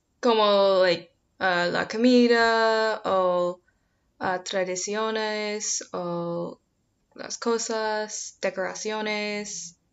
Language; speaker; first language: Spanish; early bilingual, heritage; Spanish